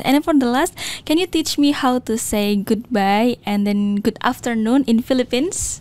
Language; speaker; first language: English; non-native, learner; Indonesian